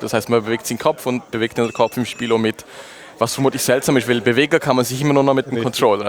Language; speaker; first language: German; native; German